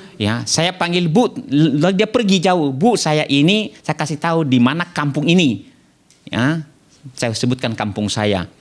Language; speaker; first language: Indonesian; non-native, local second language; Nias